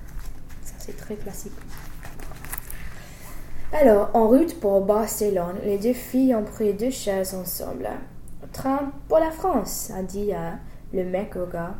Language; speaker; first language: French; non-native, fluent; English